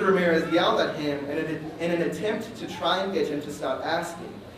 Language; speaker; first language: English; native; English